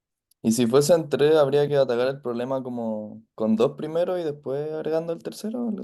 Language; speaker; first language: Spanish; native; Spanish